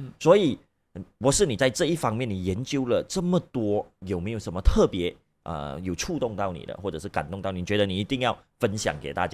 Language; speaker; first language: Chinese; native; Chinese